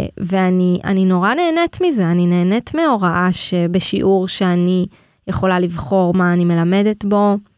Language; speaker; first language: Hebrew; native; Hebrew